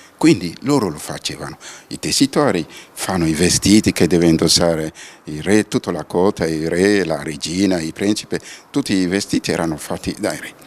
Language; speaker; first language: Italian; non-native, fluent; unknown